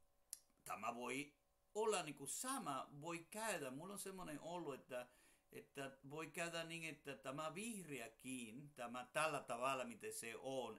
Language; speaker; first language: Finnish; non-native, fluent; Spanish